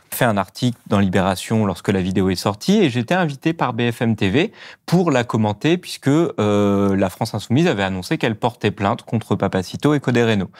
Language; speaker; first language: French; native; French